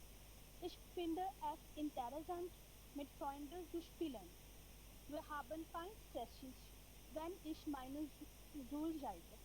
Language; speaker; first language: German; non-native, learner; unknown